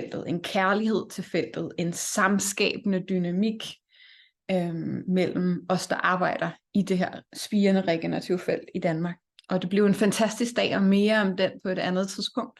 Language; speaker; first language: Danish; native; Danish